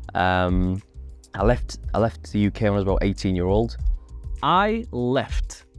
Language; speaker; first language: English; native; English